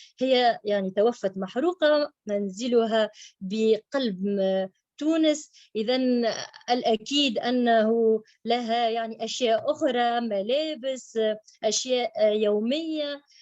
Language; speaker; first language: Arabic; native; Arabic